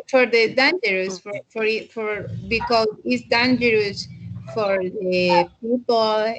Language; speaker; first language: English; non-native, learner; Spanish